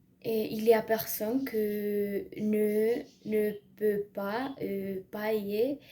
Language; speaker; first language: French; non-native, learner; Spanish